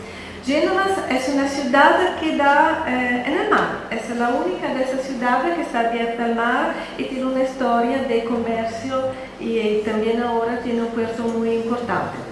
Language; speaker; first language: Spanish; non-native, fluent; Italian